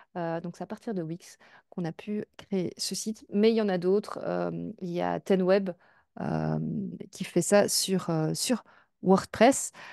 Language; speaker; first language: French; native; French